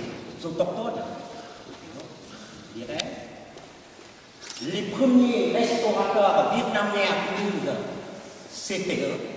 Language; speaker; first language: French; non-native, fluent; Vietnamese